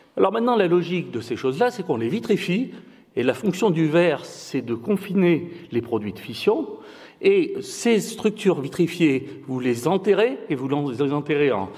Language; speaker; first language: French; native; French